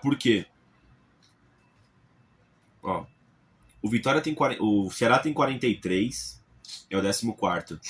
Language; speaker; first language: Portuguese; native; Portuguese